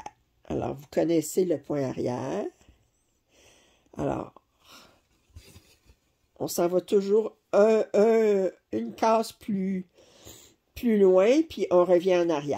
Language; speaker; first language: French; native; French